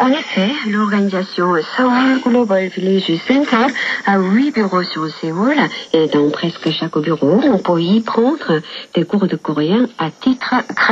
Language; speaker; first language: French; non-native, fluent; Korean